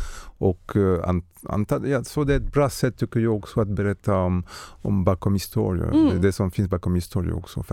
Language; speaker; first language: Swedish; non-native, fluent; French